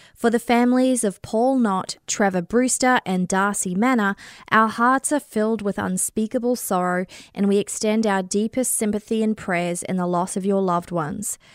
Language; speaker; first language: English; native; English